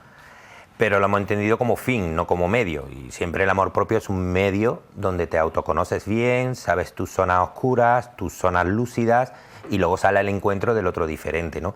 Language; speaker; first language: Spanish; native; Spanish